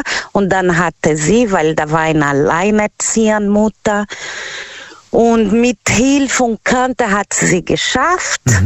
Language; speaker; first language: German; non-native, learner; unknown